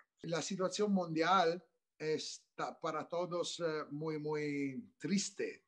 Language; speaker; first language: Spanish; non-native, learner; Italian